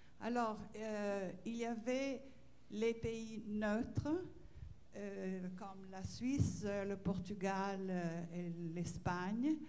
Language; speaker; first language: French; non-native, fluent; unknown